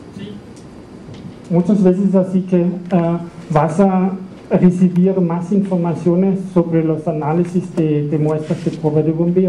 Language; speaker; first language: Spanish; non-native, fluent; German